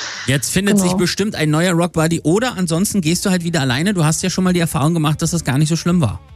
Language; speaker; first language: German; native; German